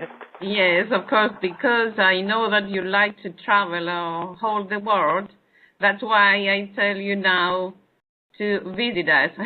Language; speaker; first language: English; non-native, learner; Greek